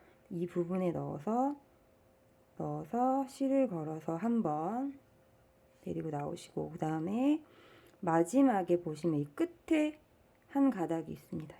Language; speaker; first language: Korean; native; Korean